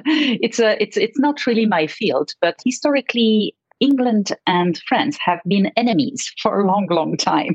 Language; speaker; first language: English; non-native, fluent; French